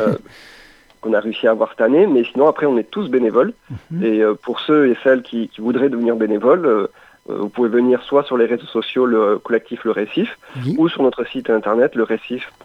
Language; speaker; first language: French; native; French